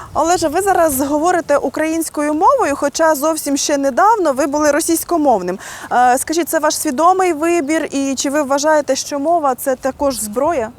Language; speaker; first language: Ukrainian; native; Ukrainian